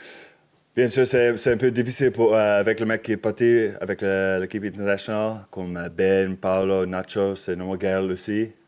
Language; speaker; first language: French; non-native, learner; English